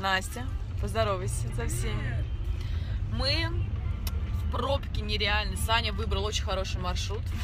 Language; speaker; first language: Russian; native; Russian